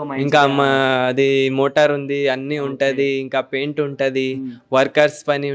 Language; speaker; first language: Telugu; non-native, local second language; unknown